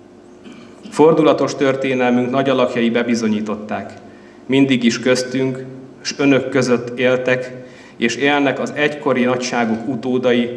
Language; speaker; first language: Hungarian; native; Hungarian